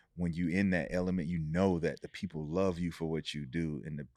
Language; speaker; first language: English; native; English